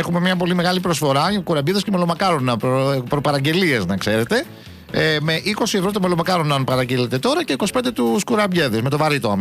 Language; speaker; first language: Greek; native; Greek